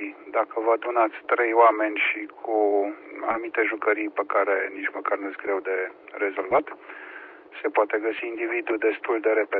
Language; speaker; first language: Romanian; native; Romanian